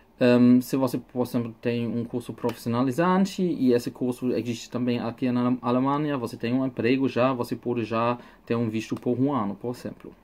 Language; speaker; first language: Portuguese; non-native, fluent; German